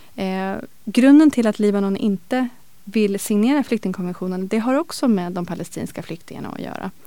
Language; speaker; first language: Swedish; native; Swedish